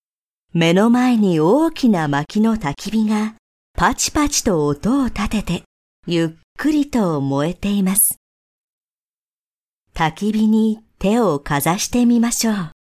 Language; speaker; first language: Japanese; native; Japanese